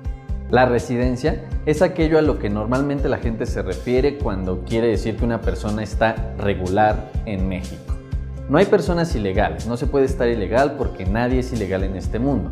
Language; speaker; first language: Spanish; native; Spanish